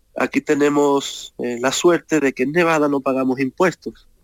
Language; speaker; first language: Spanish; native; Spanish